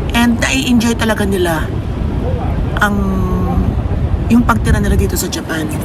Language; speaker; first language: Filipino; native; Filipino